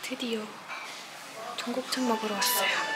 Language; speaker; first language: Korean; non-native, fluent; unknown